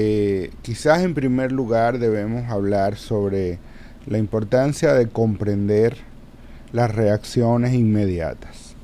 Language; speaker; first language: Spanish; native; Spanish